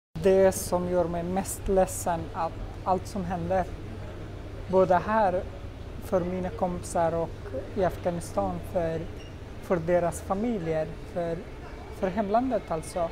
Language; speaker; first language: Swedish; non-native, fluent; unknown